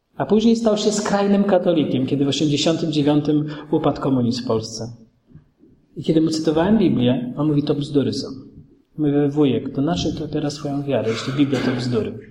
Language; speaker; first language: Polish; native; Polish